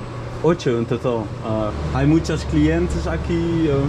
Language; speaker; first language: Spanish; non-native, learner; Dutch